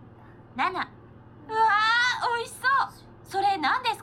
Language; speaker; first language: Japanese; non-native, learner; Filipino